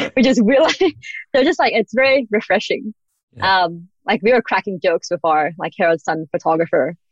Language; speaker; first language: English; native; English